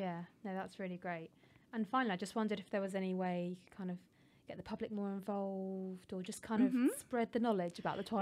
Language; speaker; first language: English; native; English